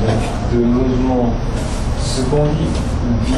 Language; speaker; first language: French; non-native, fluent; Japanese